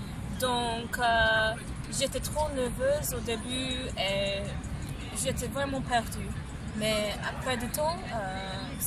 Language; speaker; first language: French; non-native, learner; English